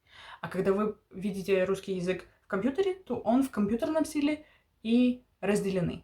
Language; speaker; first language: Russian; early bilingual, heritage; Russian